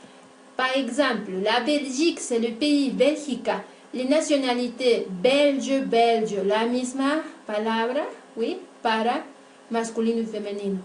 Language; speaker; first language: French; non-native, fluent; Spanish